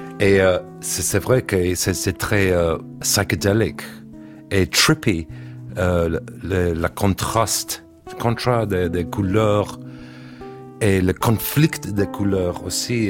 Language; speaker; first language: French; non-native, learner; English